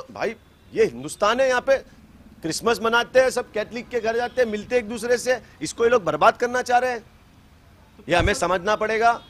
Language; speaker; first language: Hindi; native; Hindi